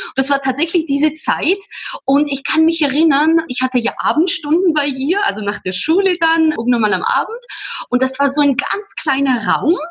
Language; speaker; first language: German; non-native, fluent; Georgian